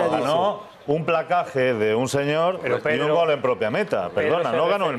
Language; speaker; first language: Spanish; native; Spanish